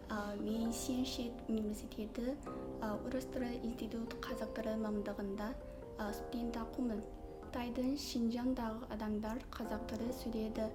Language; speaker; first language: Kazakh; non-native, learner; Chinese